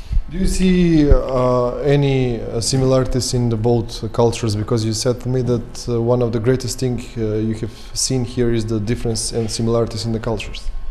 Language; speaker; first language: English; non-native, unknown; Macedonian